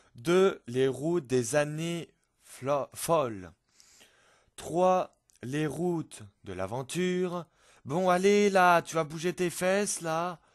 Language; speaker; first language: French; native; French